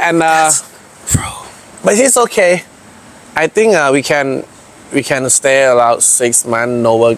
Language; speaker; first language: English; non-native, learner; Thai